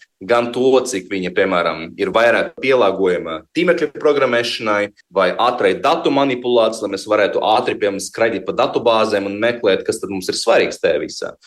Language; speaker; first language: Latvian; non-native, local second language; Russian